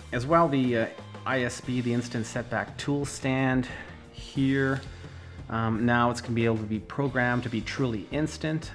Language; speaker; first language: English; native; English